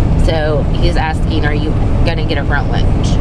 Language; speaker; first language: English; native; English